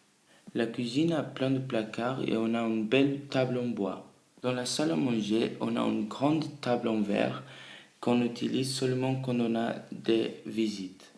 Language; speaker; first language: French; early bilingual, other home language; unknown